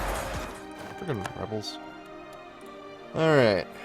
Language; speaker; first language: English; native; English